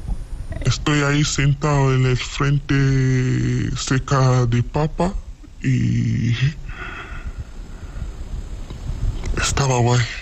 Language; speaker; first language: Spanish; non-native, learner; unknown